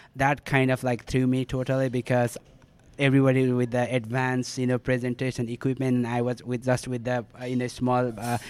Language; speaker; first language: English; non-native, local second language; Nepali